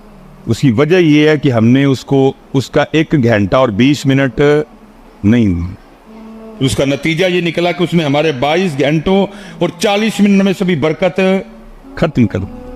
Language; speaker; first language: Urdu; non-native, local second language; Punjabi